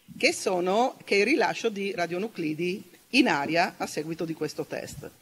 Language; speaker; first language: Italian; native; Italian